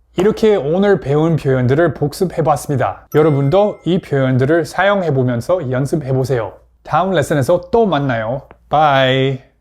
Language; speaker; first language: Korean; non-native, fluent; English